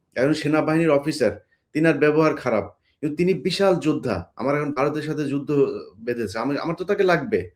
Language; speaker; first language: Bangla; native; Bangla